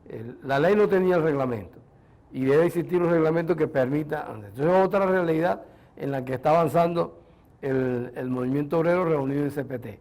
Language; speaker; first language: Spanish; native; Spanish